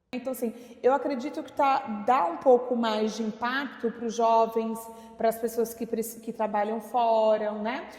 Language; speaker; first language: Portuguese; native; Portuguese